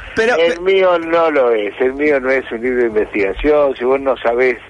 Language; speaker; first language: Spanish; native; Spanish